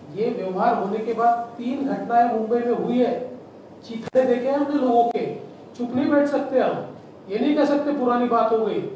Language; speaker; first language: Hindi; non-native, local second language; Marathi